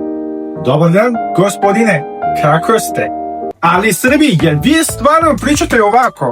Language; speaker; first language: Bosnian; non-native, fluent; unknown